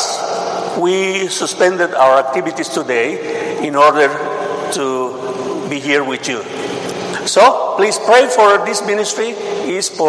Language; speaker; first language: English; non-native, fluent; Spanish